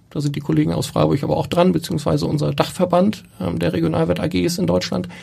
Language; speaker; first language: German; native; German